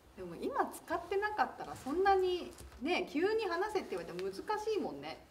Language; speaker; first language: Japanese; native; Japanese